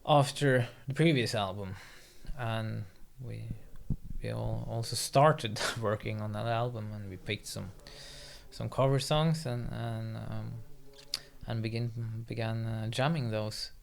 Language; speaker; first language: English; non-native, fluent; Norwegian